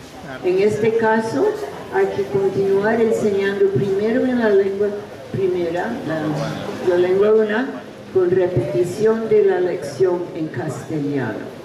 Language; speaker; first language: Spanish; non-native, fluent; English